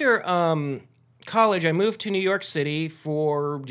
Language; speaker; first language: English; native; English